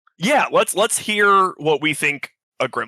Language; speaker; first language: English; native; English